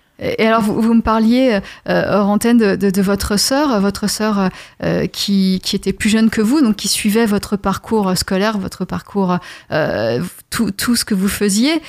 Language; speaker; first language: French; native; French